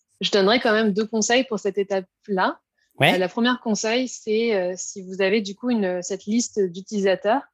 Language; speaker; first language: French; native; French